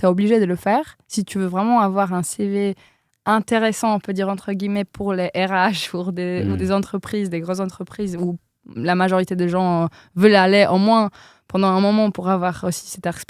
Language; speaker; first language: French; non-native, fluent; Polish